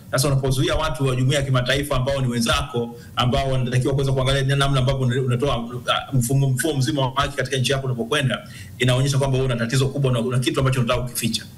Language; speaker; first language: Swahili; native; Swahili